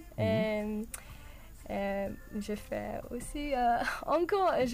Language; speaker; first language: French; non-native, learner; English